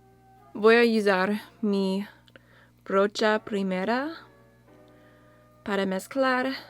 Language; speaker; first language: Spanish; non-native, learner; English